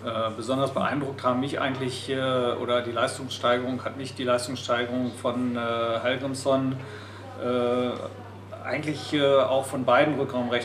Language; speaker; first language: German; native; German